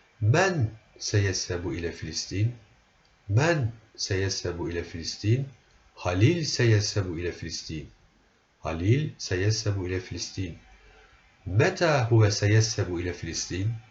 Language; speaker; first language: Arabic; non-native, fluent; Turkish